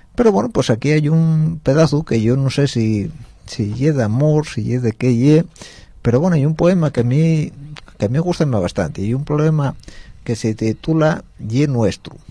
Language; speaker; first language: Spanish; native; Spanish